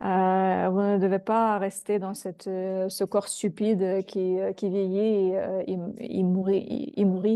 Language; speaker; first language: French; non-native, fluent; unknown